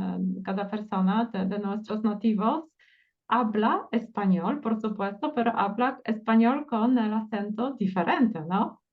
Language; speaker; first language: Spanish; non-native, fluent; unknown